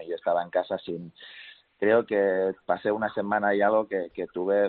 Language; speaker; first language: Spanish; native; Spanish